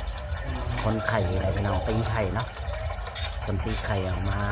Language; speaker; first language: Thai; non-native, local second language; Northeastern Thai